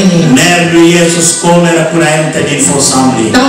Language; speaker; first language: Swedish; non-native, learner; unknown